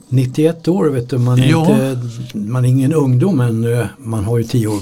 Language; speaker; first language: Swedish; native; Swedish